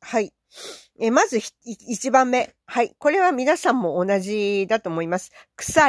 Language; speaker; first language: Japanese; native; Japanese